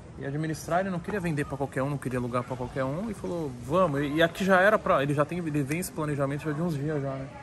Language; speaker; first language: Portuguese; native; Portuguese